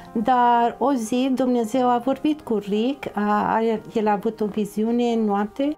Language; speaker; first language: Romanian; non-native, fluent; English